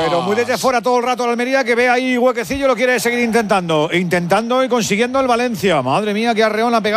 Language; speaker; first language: Spanish; native; Spanish